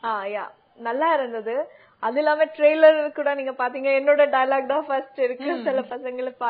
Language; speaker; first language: Tamil; non-native, fluent; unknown